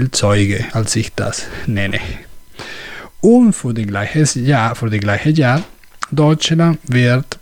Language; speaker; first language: German; non-native, learner; Spanish